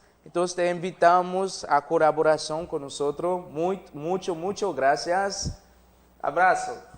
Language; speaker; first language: Spanish; non-native, learner; Haitian Creole